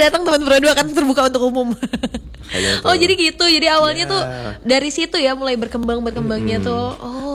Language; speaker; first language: Indonesian; native; Indonesian